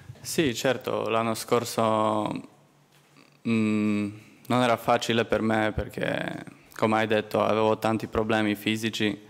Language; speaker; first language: Italian; non-native, learner; Polish